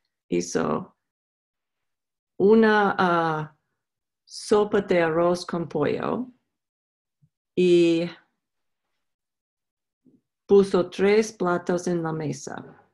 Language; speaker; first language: Spanish; non-native, learner; English